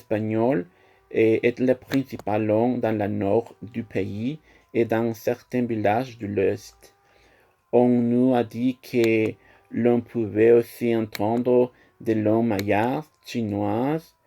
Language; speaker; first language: French; non-native, learner; Spanish